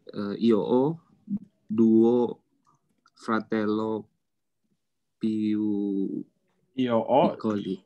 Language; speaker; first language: Italian; non-native, learner; Indonesian